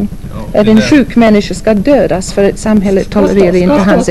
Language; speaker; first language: Swedish; non-native, fluent; English